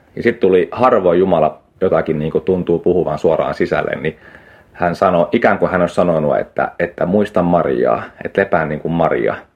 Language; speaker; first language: Finnish; native; Finnish